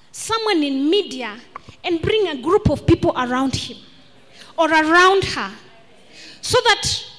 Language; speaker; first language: English; non-native, local second language; Swahili